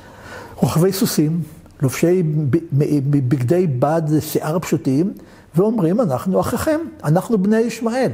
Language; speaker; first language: Hebrew; native; Hebrew